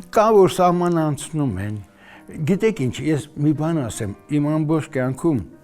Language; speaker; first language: Armenian; native; Armenian